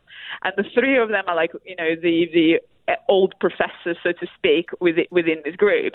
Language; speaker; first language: English; non-native, fluent; Russian